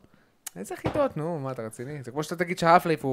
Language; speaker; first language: Hebrew; native; Hebrew